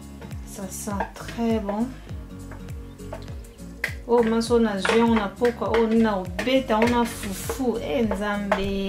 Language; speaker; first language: French; non-native, local second language; Lingala